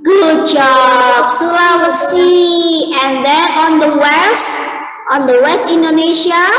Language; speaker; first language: English; non-native, learner; Indonesian